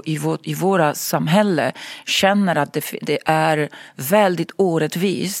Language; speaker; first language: Swedish; non-native, fluent; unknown